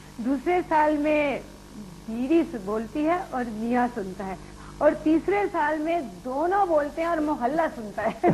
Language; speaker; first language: Urdu; non-native, local second language; Pashto